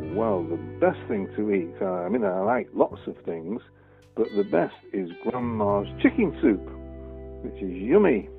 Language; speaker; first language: English; native; English